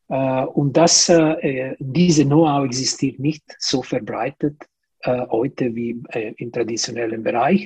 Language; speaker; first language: German; non-native, fluent; Italian